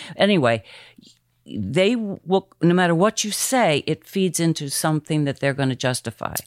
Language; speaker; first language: English; native; English